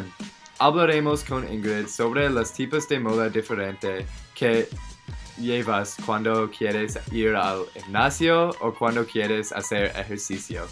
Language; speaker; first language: Spanish; non-native, learner; English